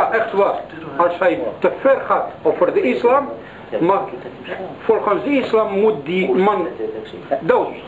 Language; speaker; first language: Dutch; non-native, learner; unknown